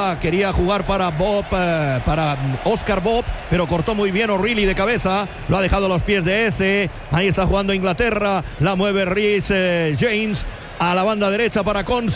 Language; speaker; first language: Spanish; native; Spanish